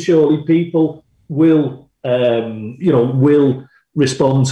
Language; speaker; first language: English; native; English